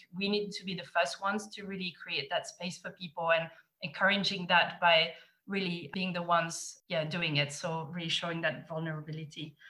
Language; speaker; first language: English; non-native, fluent; German